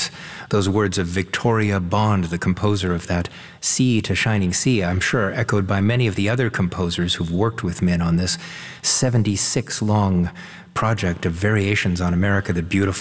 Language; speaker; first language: English; native; English